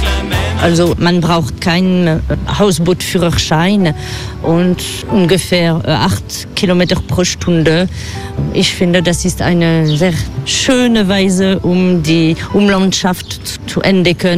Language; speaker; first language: German; non-native, fluent; French